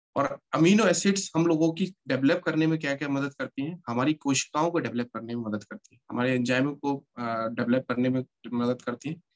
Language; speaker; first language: Hindi; native; Hindi